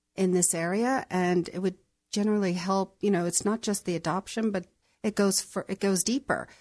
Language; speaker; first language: English; native; English